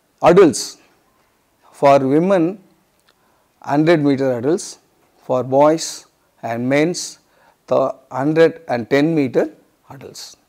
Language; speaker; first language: English; non-native, local second language; Tamil